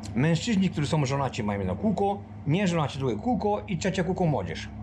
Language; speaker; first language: Polish; early bilingual, heritage; Romanian